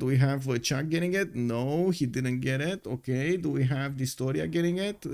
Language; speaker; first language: English; non-native, fluent; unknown